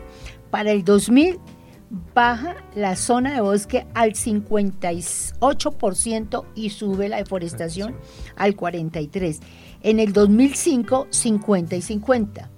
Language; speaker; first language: Spanish; native; Spanish